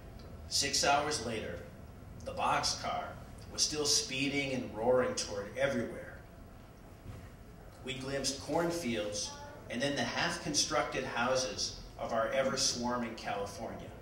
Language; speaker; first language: English; native; English